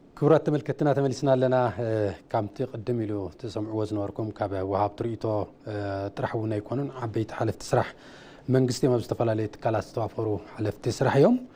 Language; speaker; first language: Tigrinya; native; Tigrinya